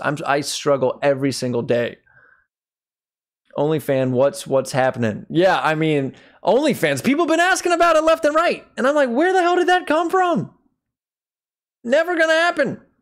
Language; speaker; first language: English; native; English